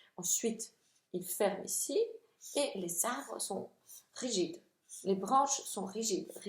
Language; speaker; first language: French; non-native, fluent; Italian